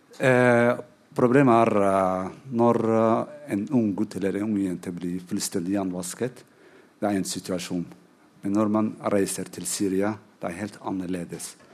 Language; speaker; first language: Norwegian; non-native, fluent; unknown